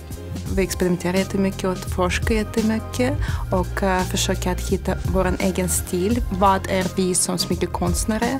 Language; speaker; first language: Swedish; non-native, fluent; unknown